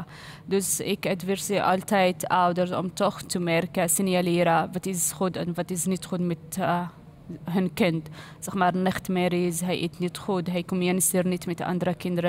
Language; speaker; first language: Dutch; non-native, learner; Arabic